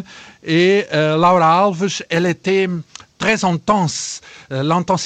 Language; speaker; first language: French; non-native, fluent; Portuguese